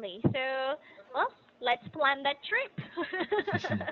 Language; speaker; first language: English; non-native, fluent; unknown